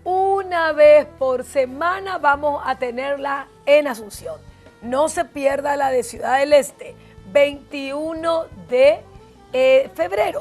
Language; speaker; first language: Spanish; native; Spanish